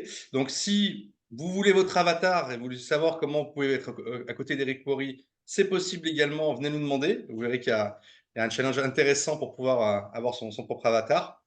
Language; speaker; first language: French; native; French